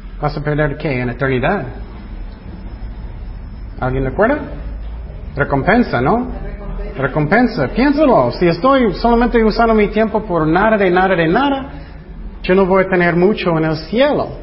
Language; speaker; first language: Spanish; non-native, fluent; English